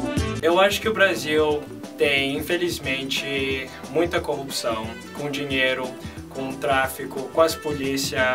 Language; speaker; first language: Portuguese; early bilingual, heritage; Portuguese